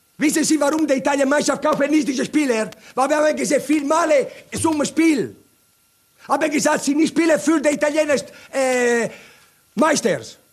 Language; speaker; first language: German; non-native, learner; Italian